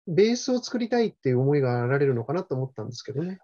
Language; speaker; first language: Japanese; native; Japanese